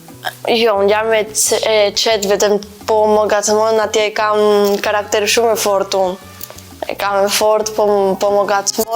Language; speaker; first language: Albanian; early bilingual, heritage; Albanian